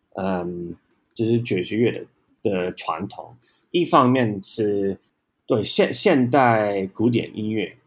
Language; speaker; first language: Chinese; non-native, fluent; English